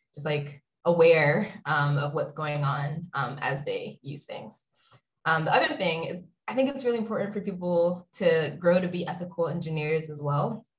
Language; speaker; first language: English; native; English